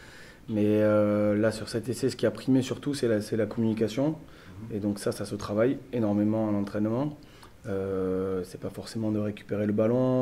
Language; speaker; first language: French; native; French